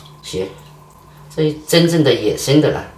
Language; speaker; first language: Chinese; native; Chinese